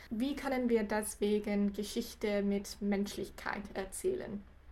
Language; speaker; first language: German; non-native, fluent; English